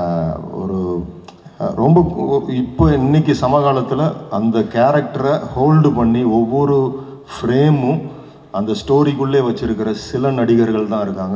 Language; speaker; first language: Tamil; native; Tamil